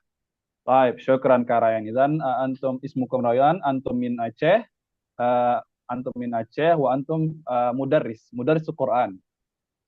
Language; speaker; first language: Arabic; non-native, fluent; Indonesian